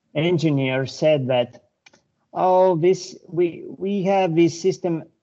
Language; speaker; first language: English; non-native, fluent; Lithuanian